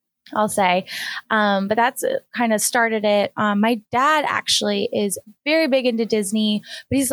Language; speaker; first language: English; native; English